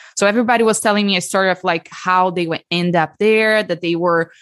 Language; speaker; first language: English; non-native, fluent; Portuguese